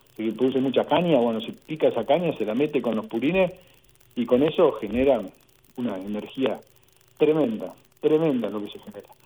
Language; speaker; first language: Spanish; native; Spanish